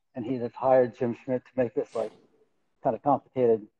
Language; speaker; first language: English; native; English